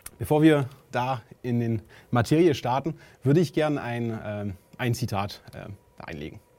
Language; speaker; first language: German; non-native, fluent; French